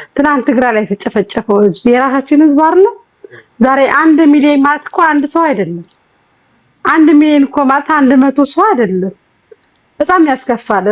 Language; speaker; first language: Amharic; native; Amharic